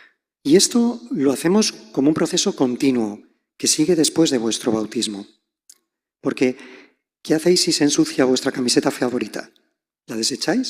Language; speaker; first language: Spanish; native; Spanish